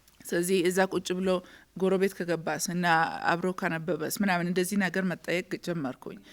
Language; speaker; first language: Amharic; early bilingual, heritage; Amharic